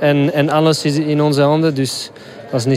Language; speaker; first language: Dutch; non-native, local second language; French